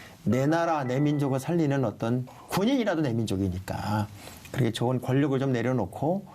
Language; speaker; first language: Korean; native; Korean